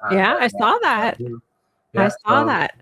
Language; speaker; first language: English; native; English